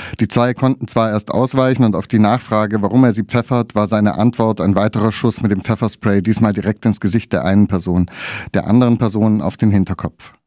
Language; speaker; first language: German; native; German